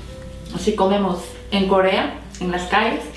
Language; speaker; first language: Spanish; non-native, fluent; Korean